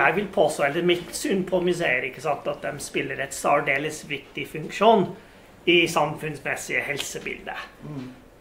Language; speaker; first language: Norwegian; non-native, fluent; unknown